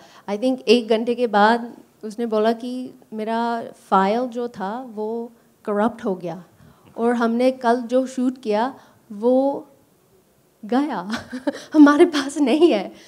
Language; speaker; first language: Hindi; early bilingual, heritage; English